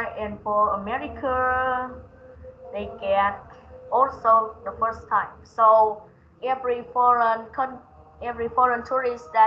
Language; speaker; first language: English; non-native, learner; Vietnamese